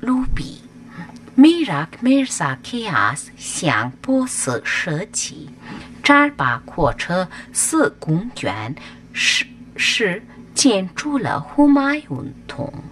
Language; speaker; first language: Chinese; non-native, learner; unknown